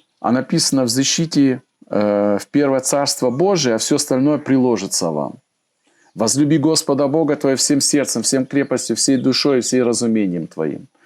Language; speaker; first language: Russian; native; Russian